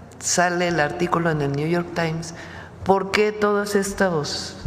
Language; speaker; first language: Spanish; native; Spanish